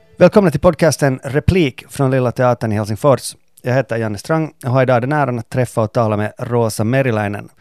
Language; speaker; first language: Swedish; native; Swedish